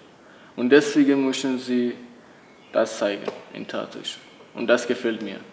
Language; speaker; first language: German; non-native, learner; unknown